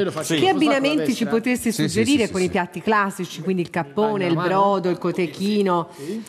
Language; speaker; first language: Italian; native; Italian